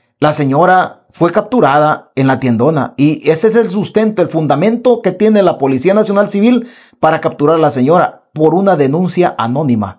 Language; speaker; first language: Spanish; native; Spanish